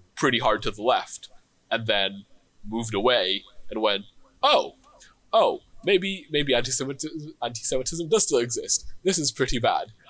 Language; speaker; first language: English; non-native, fluent; Hebrew